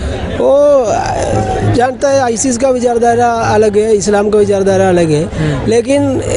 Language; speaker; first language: Hindi; non-native, local second language; Malayalam